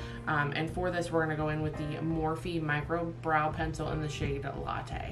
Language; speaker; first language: English; native; English